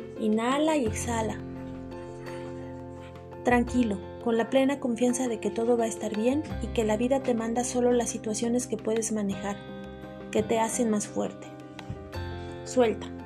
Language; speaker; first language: Spanish; native; Spanish